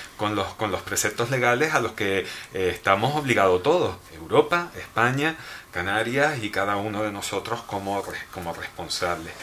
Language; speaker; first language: Spanish; native; Spanish